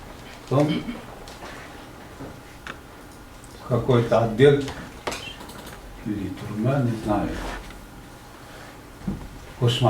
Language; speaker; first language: Russian; non-native, learner; Uzbek